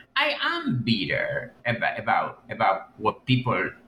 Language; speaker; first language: English; non-native, fluent; Spanish